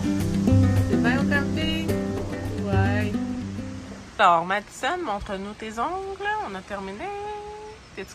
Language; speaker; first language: French; native; French